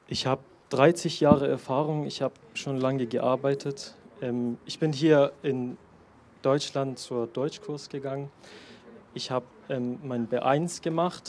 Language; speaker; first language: German; non-native, fluent; Persian